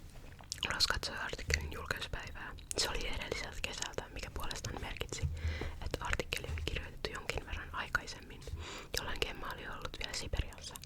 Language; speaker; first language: Finnish; native; Finnish